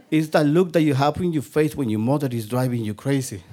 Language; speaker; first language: English; non-native, fluent; Spanish